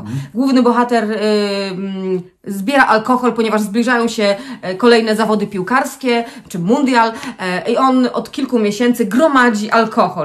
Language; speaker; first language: Polish; native; Polish